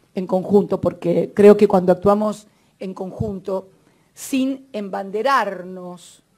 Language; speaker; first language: Spanish; native; Spanish